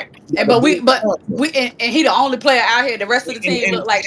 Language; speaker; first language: English; native; English